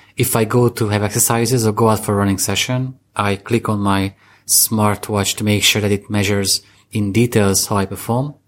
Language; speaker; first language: English; non-native, fluent; Hungarian